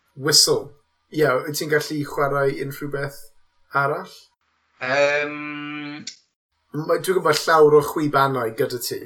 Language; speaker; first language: Welsh; non-native, local second language; English